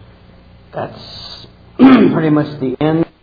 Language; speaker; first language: English; native; English